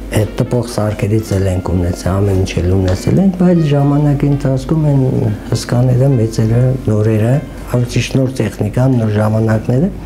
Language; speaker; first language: Armenian; native; Armenian